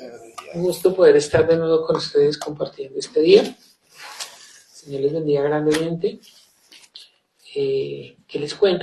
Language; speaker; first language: Spanish; native; Spanish